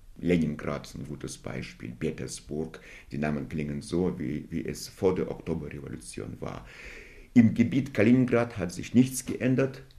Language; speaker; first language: German; non-native, fluent; Russian